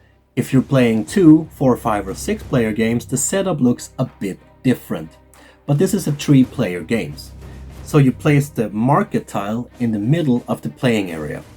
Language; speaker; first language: English; non-native, fluent; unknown